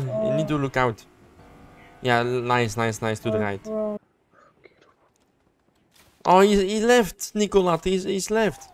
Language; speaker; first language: English; non-native, learner; Dutch